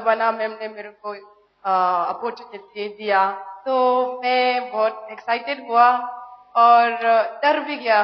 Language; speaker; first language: Hindi; non-native, local second language; Manipuri